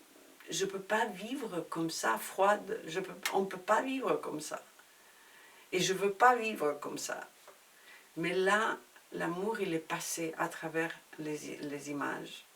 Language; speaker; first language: French; non-native, fluent; Spanish